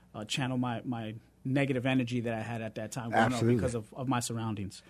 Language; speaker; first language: English; early bilingual, other home language; Spanish